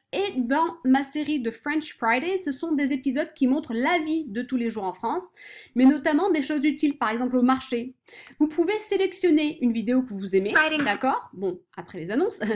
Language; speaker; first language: French; non-native, fluent; English